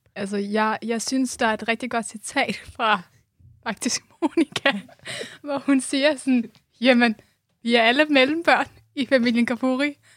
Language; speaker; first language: Danish; early bilingual, other home language; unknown